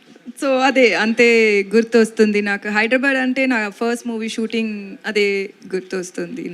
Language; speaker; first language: Telugu; non-native, local second language; Tamil